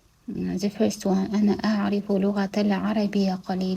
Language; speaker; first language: Arabic; non-native, learner; Kazakh